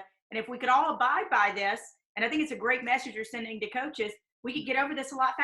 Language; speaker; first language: English; native; English